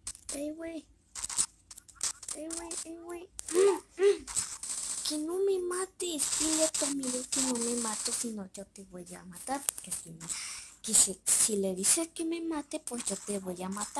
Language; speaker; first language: Spanish; native; Spanish